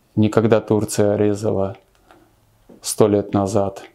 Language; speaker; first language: Russian; non-native, local second language; Armenian